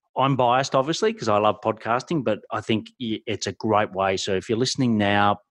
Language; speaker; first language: English; native; English